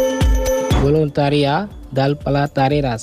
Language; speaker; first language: Catalan; non-native, learner; Spanish